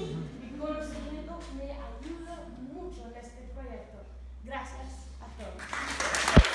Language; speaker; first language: Spanish; non-native, learner; English